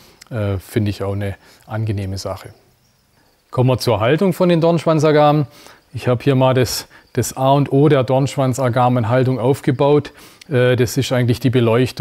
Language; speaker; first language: German; native; German